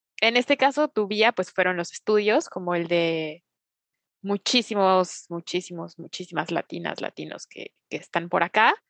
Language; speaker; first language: Spanish; native; Spanish